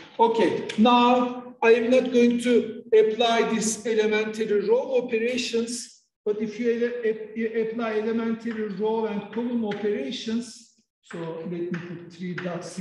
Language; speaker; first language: English; non-native, fluent; Turkish